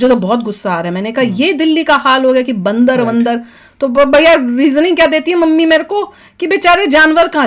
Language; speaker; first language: Hindi; native; Hindi